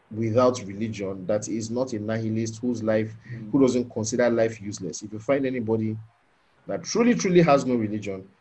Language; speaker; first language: English; non-native, local second language; Yoruba